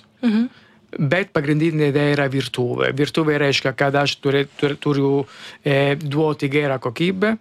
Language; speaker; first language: Lithuanian; non-native, learner; Italian